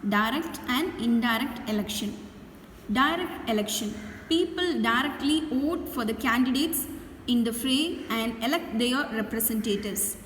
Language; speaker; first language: English; non-native, local second language; Tamil